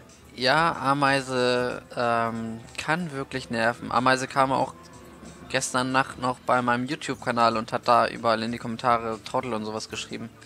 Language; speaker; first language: German; native; German